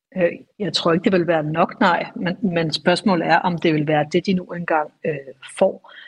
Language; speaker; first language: Danish; native; Danish